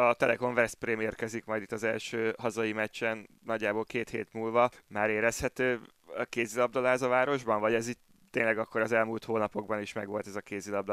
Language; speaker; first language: Hungarian; native; Hungarian